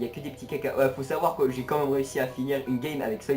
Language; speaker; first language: French; native; French